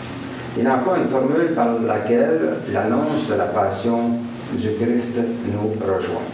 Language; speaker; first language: French; native; French